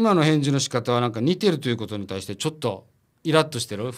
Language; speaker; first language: Japanese; native; Japanese